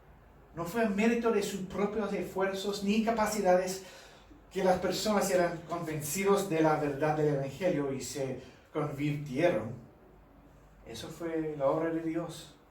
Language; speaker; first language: Spanish; non-native, fluent; English